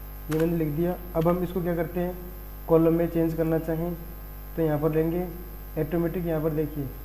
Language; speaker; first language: Hindi; native; Hindi